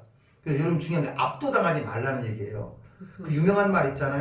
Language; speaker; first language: Korean; native; Korean